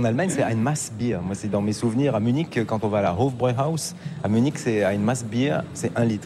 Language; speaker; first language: French; native; French